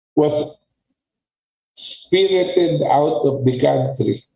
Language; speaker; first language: English; non-native, local second language; Filipino